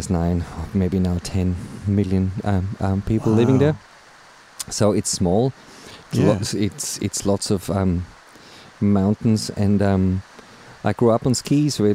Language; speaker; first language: English; non-native, fluent; German